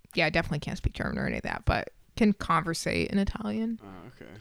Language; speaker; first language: English; native; English